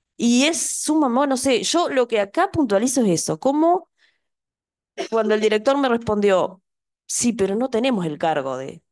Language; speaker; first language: Spanish; native; Spanish